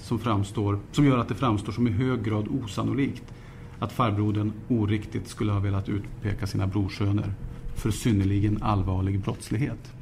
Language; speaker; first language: Swedish; native; Swedish